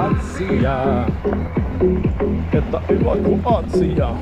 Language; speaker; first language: Russian; native; Russian